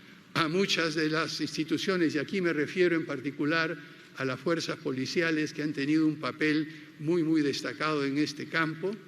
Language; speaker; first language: Spanish; native; Spanish